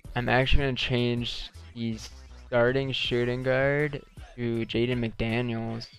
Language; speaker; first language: English; native; English